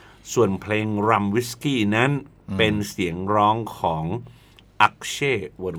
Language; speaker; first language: Thai; native; Thai